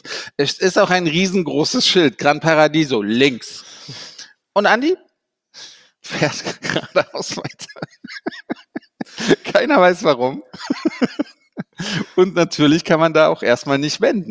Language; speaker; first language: German; native; German